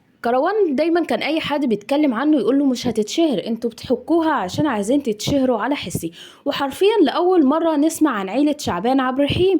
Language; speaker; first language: Arabic; native; Arabic